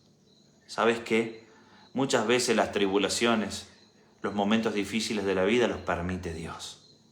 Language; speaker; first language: Spanish; native; Spanish